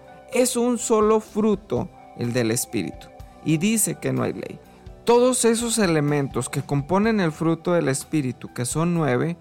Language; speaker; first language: Spanish; native; Spanish